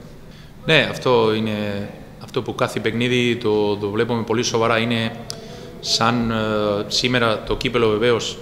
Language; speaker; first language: Greek; non-native, fluent; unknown